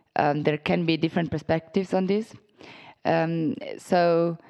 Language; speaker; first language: English; non-native, fluent; Italian